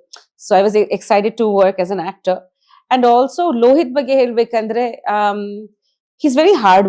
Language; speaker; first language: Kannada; non-native, fluent; Bangla